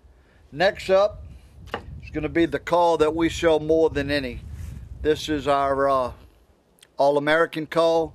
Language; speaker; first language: English; native; English